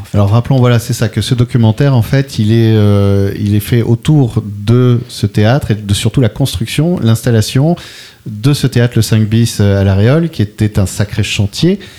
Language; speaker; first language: French; native; French